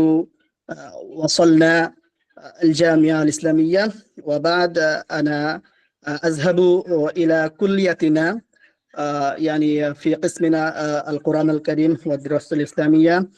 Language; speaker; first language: Arabic; non-native, learner; Bangla